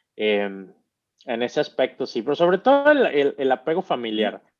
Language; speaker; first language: Spanish; native; Spanish